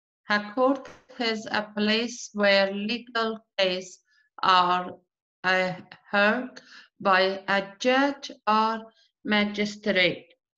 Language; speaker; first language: English; non-native, learner; Persian